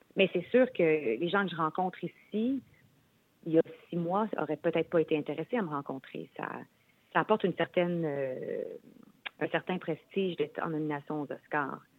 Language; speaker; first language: French; native; French